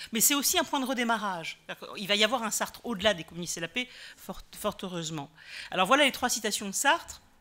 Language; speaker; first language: French; native; French